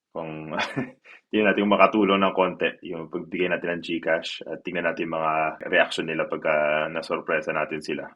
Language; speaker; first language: Filipino; early bilingual, heritage; Filipino